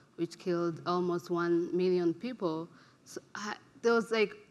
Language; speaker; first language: English; non-native, local second language; Kinyarwanda